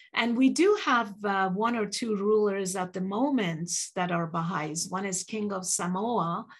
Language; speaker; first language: English; early bilingual, other home language; Persian